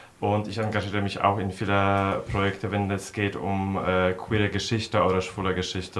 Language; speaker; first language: German; non-native, fluent; Polish